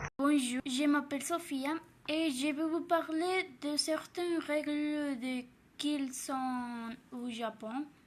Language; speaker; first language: French; non-native, learner; Spanish